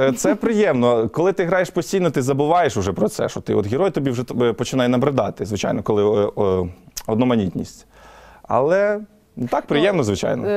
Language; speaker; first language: Ukrainian; native; Ukrainian